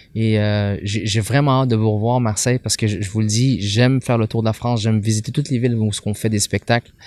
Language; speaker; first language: French; native; French